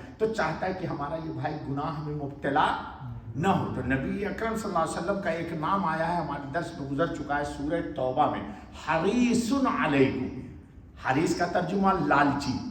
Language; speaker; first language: Urdu; native; Urdu